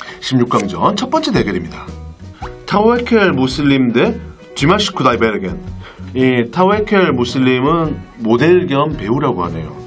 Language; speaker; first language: Korean; native; Korean